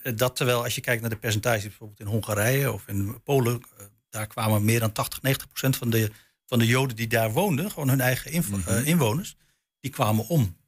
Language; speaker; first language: Dutch; native; Dutch